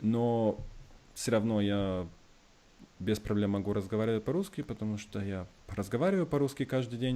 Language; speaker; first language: Russian; early bilingual, heritage; Russian